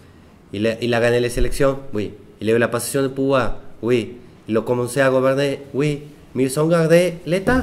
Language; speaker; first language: French; non-native, fluent; Spanish